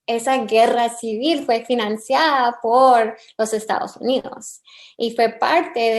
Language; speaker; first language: Spanish; early bilingual, heritage; English